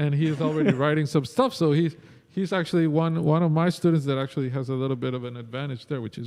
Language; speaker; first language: English; non-native, fluent; Spanish